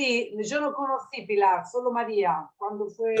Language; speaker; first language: Spanish; non-native, learner; Italian